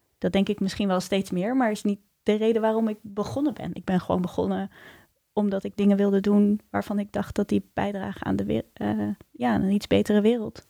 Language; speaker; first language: Dutch; native; Dutch